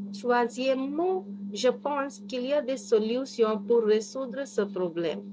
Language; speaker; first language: French; non-native, fluent; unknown